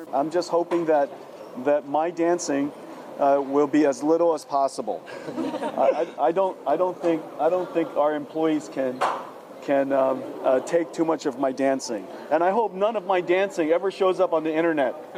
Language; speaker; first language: English; early bilingual, other home language; Min Nan Chinese